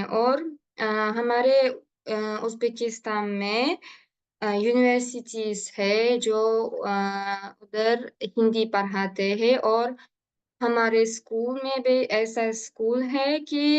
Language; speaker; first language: Hindi; non-native, learner; Uzbek